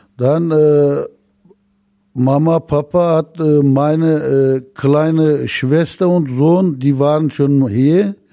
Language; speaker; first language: German; non-native, learner; Turkish